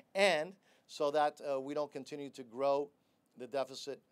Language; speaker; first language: English; early bilingual, other home language; Spanish